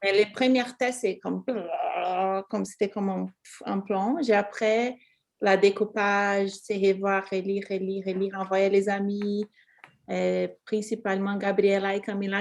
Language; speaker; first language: French; non-native, fluent; Portuguese